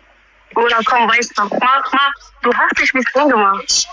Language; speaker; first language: German; early bilingual, other home language; Amharic